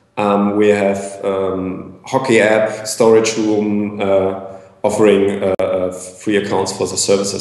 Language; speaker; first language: English; non-native, fluent; German